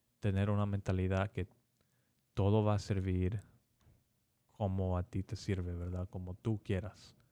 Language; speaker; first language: Spanish; early bilingual, heritage; Spanish